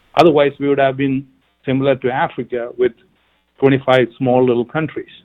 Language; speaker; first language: English; non-native, local second language; Malayalam